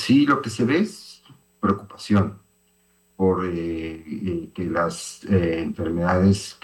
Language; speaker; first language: Spanish; native; Spanish